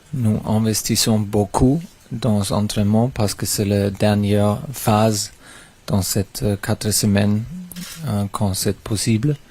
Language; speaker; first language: French; non-native, fluent; German